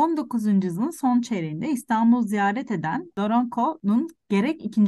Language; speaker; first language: Turkish; native; Turkish